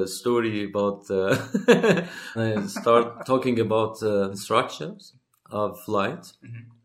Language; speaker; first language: English; non-native, learner; Persian